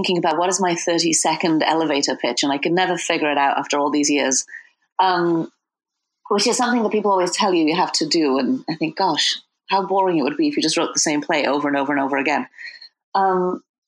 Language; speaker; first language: English; native; English